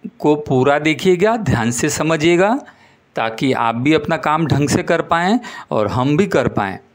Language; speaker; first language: Hindi; non-native, local second language; Gujarati